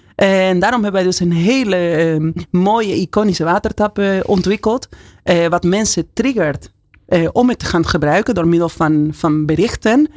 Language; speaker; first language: Dutch; non-native, fluent; Spanish